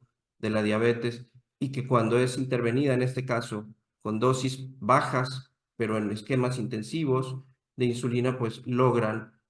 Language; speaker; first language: Spanish; native; Spanish